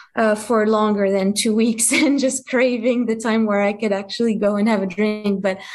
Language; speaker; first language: English; non-native, fluent; French